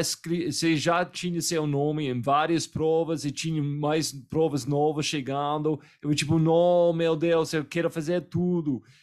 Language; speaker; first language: Portuguese; non-native, fluent; English